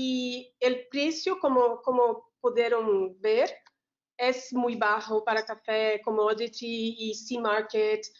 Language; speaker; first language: Spanish; non-native, learner; Portuguese